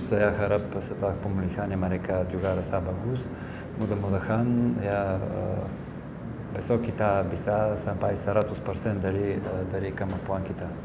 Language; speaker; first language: Indonesian; non-native, fluent; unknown